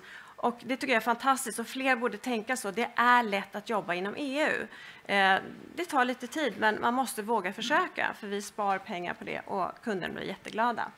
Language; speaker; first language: Swedish; native; Swedish